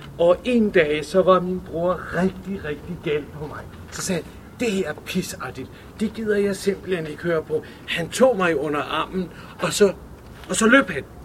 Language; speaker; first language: Danish; early bilingual, other home language; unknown